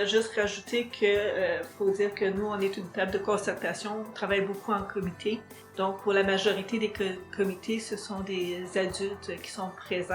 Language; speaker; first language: French; native; French